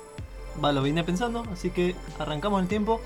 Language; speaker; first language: Spanish; native; Spanish